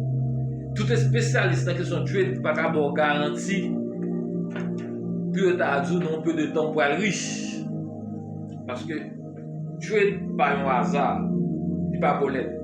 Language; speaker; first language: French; non-native, learner; Haitian Creole